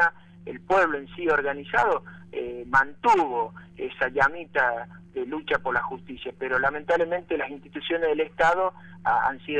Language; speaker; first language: Spanish; native; Spanish